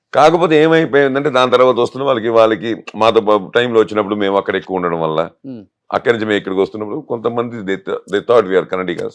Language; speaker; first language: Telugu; native; Telugu